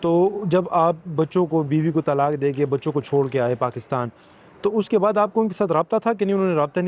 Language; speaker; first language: Urdu; native; Urdu